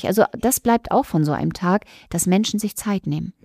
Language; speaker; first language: German; native; German